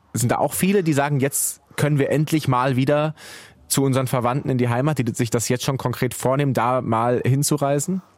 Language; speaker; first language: German; native; German